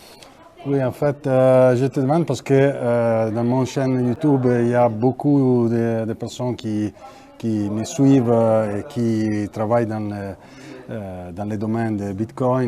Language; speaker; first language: French; non-native, learner; Italian